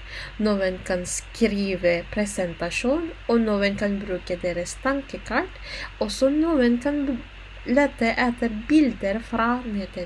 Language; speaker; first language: Norwegian; non-native, learner; Filipino